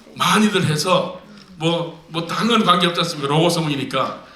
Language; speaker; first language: Korean; native; Korean